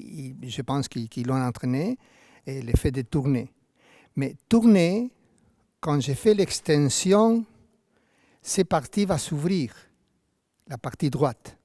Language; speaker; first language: French; non-native, fluent; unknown